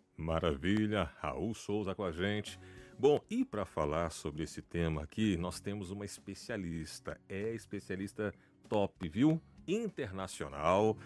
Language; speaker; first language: Portuguese; native; Portuguese